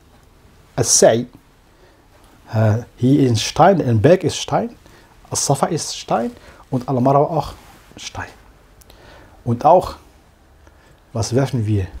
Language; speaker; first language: German; non-native, fluent; Arabic